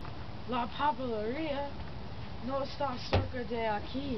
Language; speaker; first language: Spanish; non-native, learner; English